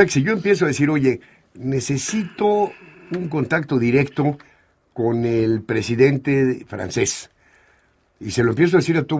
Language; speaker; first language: Spanish; native; Spanish